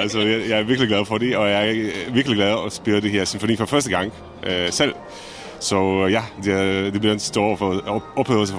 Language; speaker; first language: Danish; non-native, fluent; Czech